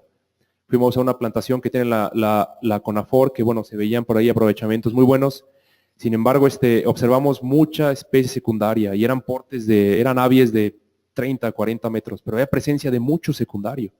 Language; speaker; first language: Spanish; native; Spanish